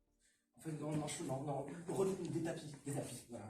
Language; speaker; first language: French; native; French